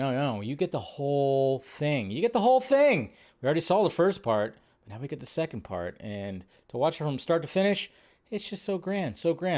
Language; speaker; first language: English; native; English